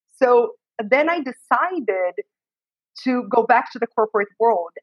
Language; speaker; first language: English; non-native, fluent; Portuguese